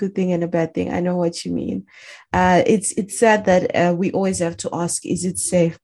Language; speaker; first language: English; non-native, local second language; Shona